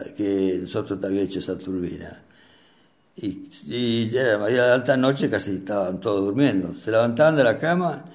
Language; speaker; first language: Spanish; native; Spanish